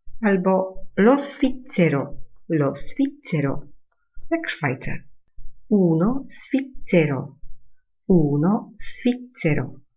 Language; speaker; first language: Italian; non-native, fluent; Polish